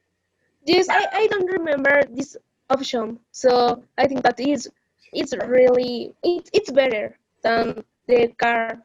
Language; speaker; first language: English; non-native, learner; Spanish